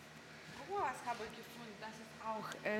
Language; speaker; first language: German; non-native, learner; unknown